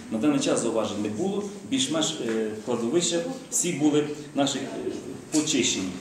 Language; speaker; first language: Ukrainian; native; Ukrainian